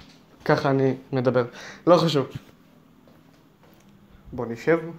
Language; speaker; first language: Hebrew; native; Hebrew